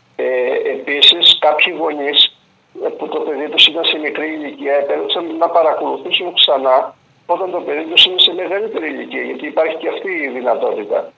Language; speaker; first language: Greek; native; Greek